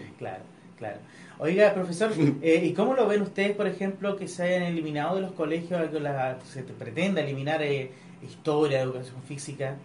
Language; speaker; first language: Spanish; native; Spanish